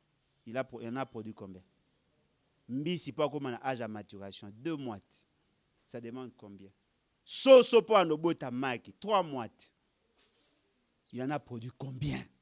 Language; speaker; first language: French; non-native, local second language; Lingala